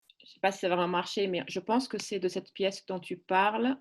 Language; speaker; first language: French; native; French